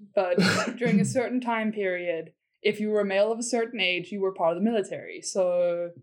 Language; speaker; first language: English; native; English